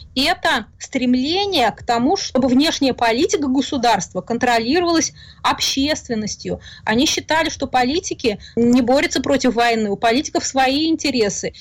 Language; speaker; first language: Russian; native; Russian